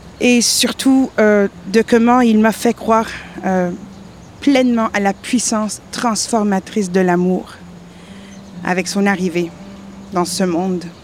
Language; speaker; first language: French; native; French